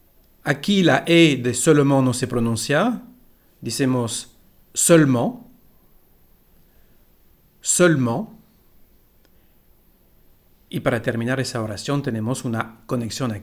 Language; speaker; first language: Spanish; non-native, fluent; French